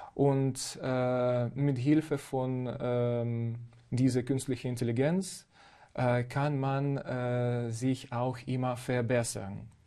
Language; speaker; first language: German; non-native, fluent; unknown